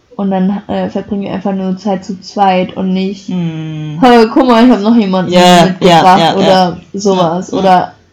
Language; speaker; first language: German; native; German